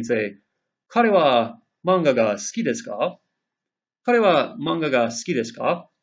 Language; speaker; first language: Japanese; non-native, fluent; English